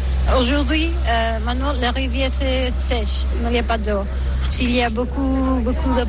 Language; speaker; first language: French; non-native, learner; Catalan